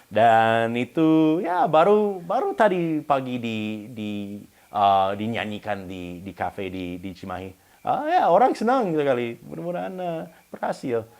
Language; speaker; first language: Indonesian; non-native, fluent; English